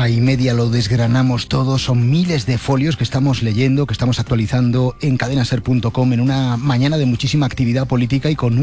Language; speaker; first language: Spanish; native; Spanish